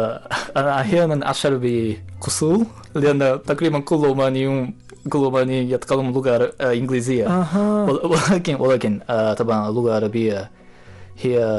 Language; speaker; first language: Arabic; non-native, learner; Japanese